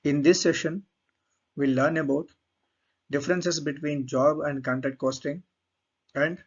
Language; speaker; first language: English; non-native, local second language; Kannada